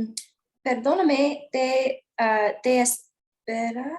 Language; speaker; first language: Spanish; non-native, learner; English